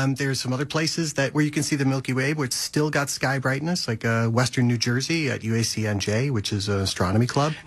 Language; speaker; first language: English; native; English